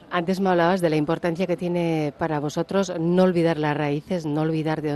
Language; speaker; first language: Spanish; native; Spanish